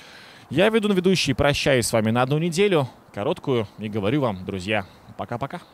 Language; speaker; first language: Russian; native; Russian